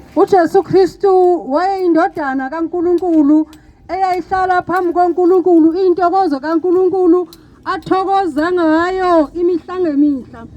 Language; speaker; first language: Zulu; non-native, local second language; Xhosa